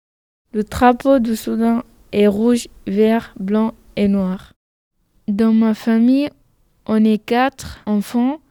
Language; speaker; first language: French; non-native, learner; Arabic